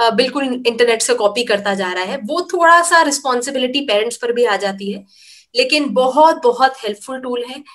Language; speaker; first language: Hindi; native; Hindi